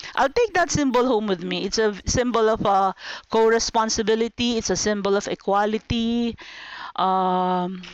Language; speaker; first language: English; non-native, local second language; Filipino